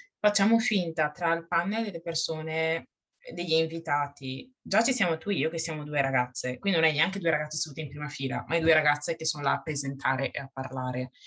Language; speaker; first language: Italian; early bilingual, other home language; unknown